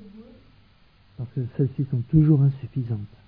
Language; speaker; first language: French; native; French